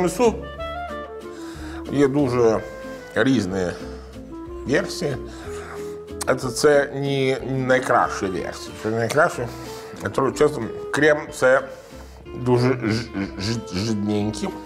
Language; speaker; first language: Ukrainian; non-native, learner; Italian